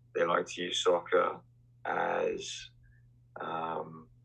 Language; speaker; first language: English; native; English